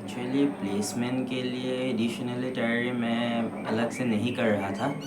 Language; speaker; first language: Hindi; non-native, local second language; Assamese